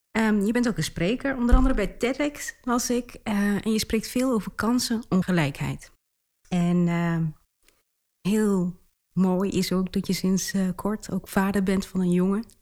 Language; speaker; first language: Dutch; early bilingual, other home language; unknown